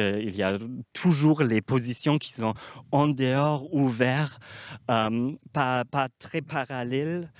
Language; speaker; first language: French; non-native, fluent; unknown